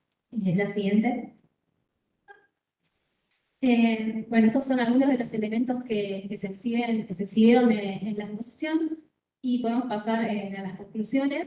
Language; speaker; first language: Spanish; native; Spanish